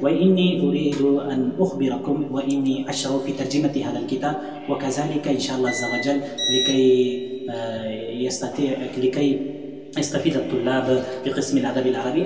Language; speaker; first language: Arabic; non-native, fluent; Urdu